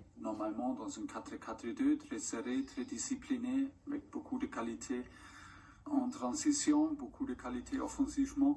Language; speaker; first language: French; non-native, fluent; German